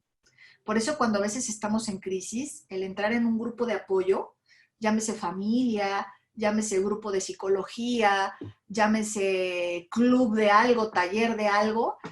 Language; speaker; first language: Spanish; native; Spanish